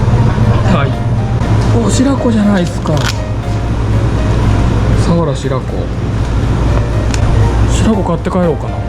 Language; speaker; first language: Japanese; native; Japanese